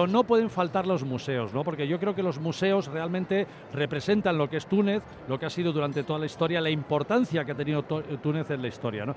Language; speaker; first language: Spanish; native; Spanish